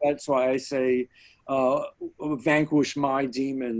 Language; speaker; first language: English; native; English